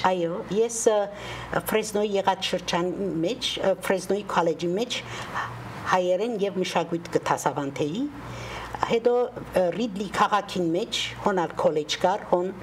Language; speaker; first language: Armenian; native; Armenian